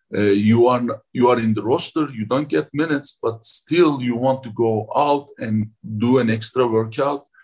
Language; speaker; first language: English; non-native, fluent; Turkish